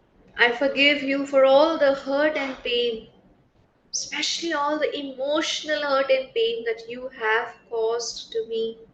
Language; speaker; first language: English; non-native, local second language; Hindi